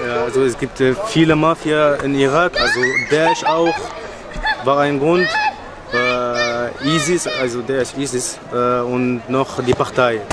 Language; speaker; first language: German; non-native, learner; Arabic